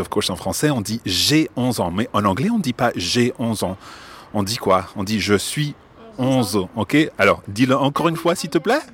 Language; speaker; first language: French; non-native, fluent; English